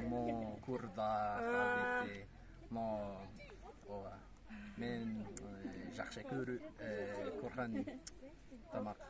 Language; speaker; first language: Kyrgyz; non-native, learner; English